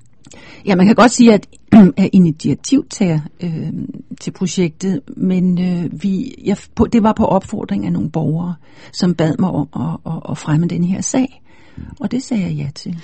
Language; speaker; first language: Danish; native; Danish